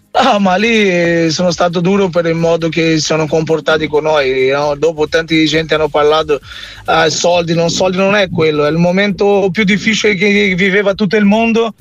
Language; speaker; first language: Italian; non-native, fluent; Portuguese